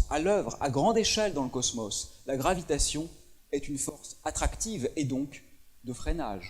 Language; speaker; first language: French; native; French